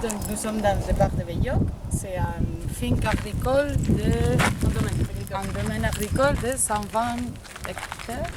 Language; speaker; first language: French; non-native, fluent; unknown